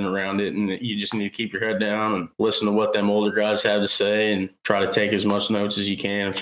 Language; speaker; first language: English; native; English